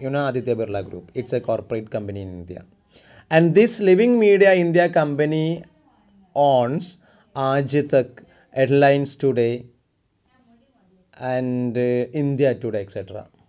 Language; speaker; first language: English; non-native, local second language; Malayalam